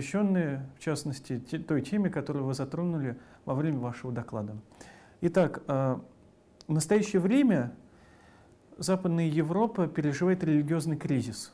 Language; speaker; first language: Russian; native; Russian